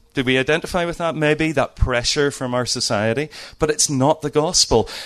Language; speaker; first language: English; native; English